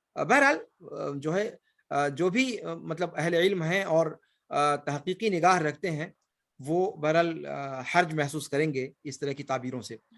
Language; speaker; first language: Urdu; native; Urdu